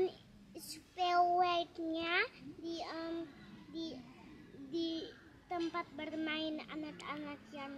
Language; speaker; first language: Indonesian; early bilingual, heritage; Indonesian